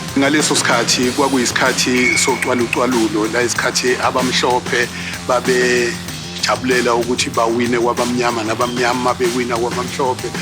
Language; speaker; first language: Zulu; native; Zulu